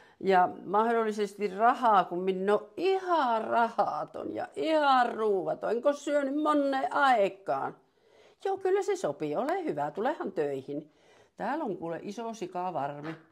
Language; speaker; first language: Finnish; native; Finnish